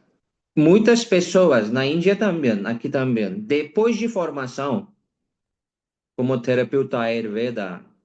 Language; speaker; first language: Portuguese; non-native, learner; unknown